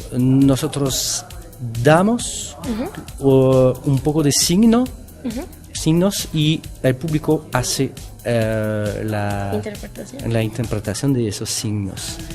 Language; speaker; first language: Spanish; non-native, learner; French